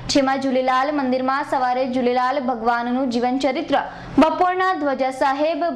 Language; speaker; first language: Gujarati; native; Gujarati